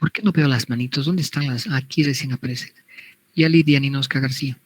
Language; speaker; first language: Spanish; native; Spanish